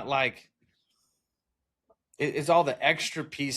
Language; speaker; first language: English; native; English